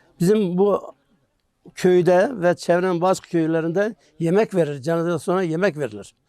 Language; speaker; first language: Turkish; non-native, local second language; Kurdish